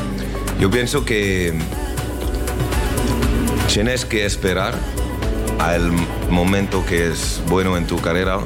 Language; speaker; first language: Spanish; non-native, learner; French